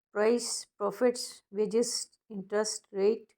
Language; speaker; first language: English; non-native, local second language; Urdu